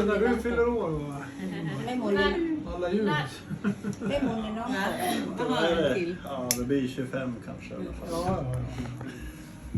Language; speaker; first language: Swedish; native; Swedish